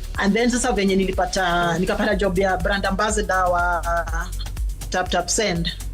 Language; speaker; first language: Swahili; native; Swahili